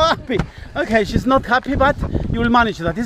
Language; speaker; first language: English; non-native, learner; Greek